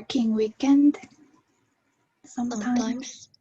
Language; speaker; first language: English; non-native, learner; Korean